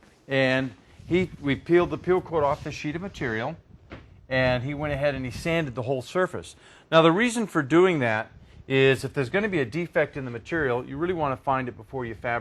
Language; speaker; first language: English; native; English